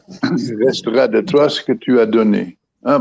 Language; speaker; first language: French; non-native, fluent; Dutch